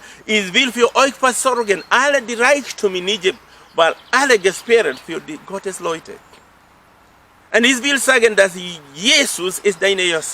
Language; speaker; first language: German; non-native, fluent; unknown